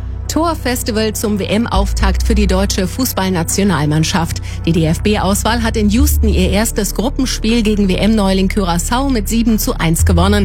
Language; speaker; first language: German; native; German